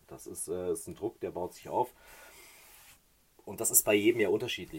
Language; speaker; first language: German; native; German